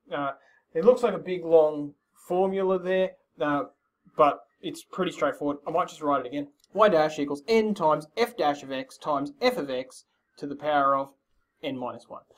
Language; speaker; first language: English; native; English